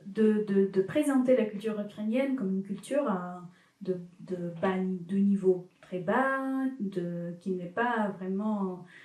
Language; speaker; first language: French; non-native, fluent; Ukrainian